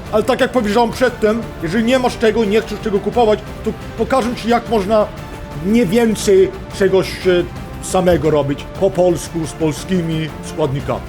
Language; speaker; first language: Polish; non-native, fluent; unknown